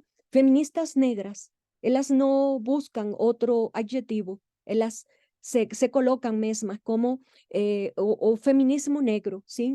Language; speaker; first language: Portuguese; non-native, fluent; Spanish